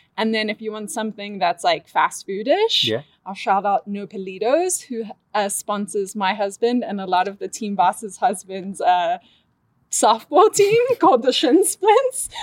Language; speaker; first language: English; native; English